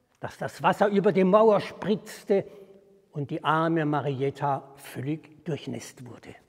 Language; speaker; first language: German; native; German